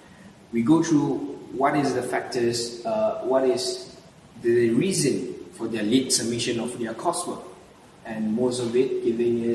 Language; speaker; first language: English; non-native, learner; Malay